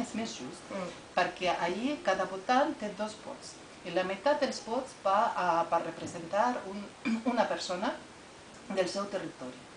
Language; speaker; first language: Catalan; non-native, fluent; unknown